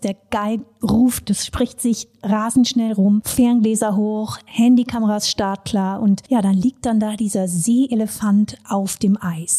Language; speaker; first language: German; native; German